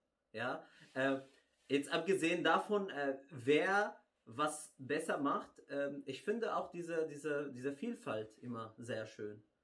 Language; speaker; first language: German; non-native, fluent; Arabic